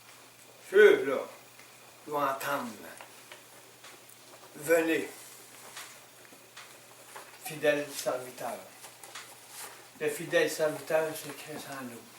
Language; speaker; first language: French; native; French